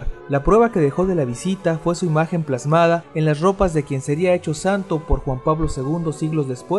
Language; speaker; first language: Spanish; native; Spanish